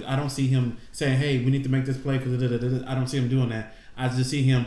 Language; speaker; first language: English; native; English